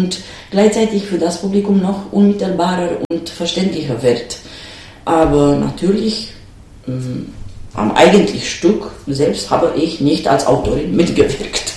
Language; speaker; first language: German; non-native, fluent; Romanian